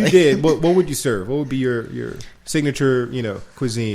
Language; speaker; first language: English; native; English